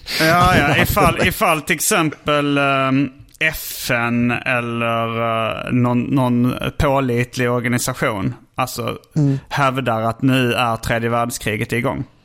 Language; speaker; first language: Swedish; native; Swedish